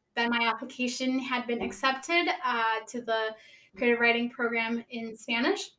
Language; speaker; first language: English; early bilingual, other home language; Spanish